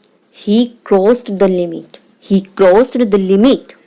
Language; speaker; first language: English; non-native, local second language; Hindi